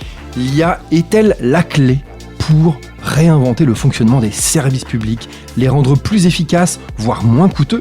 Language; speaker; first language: French; native; French